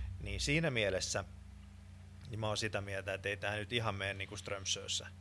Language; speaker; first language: Finnish; non-native, local second language; Swedish